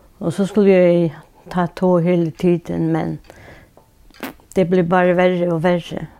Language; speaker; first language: Danish; non-native, local second language; Faroese